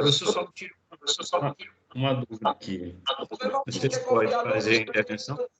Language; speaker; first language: Portuguese; native; Portuguese